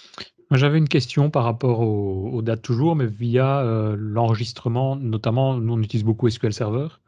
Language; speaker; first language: French; native; French